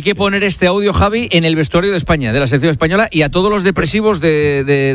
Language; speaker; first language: Spanish; native; Spanish